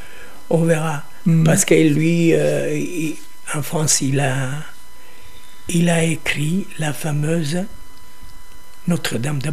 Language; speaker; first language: French; non-native, fluent; Italian